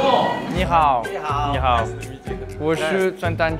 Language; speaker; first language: Chinese; non-native, learner; French